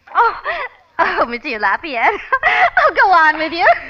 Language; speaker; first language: English; native; English